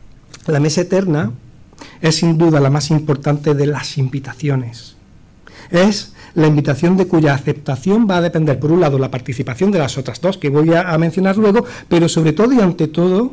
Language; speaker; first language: Spanish; native; Spanish